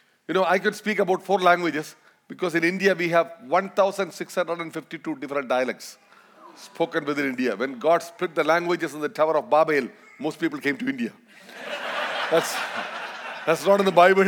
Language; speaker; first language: English; non-native, local second language; Malayalam